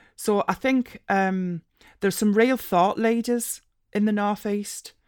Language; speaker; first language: English; native; English